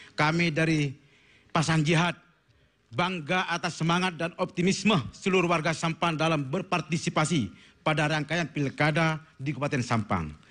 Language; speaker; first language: Indonesian; non-native, local second language; Madurese